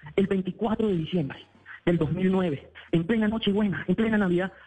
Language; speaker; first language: Spanish; native; Spanish